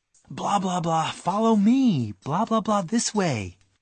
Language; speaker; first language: English; native; English